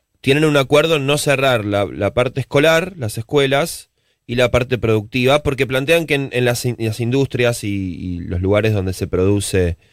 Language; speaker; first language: Spanish; native; Spanish